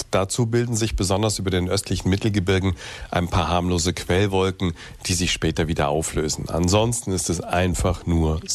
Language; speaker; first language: German; native; German